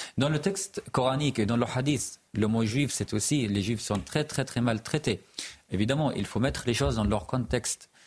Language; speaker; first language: French; non-native, fluent; Arabic